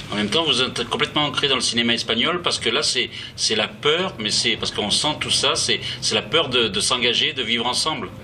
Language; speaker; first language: French; native; French